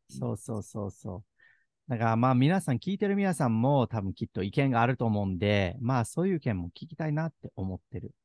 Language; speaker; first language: Japanese; native; Japanese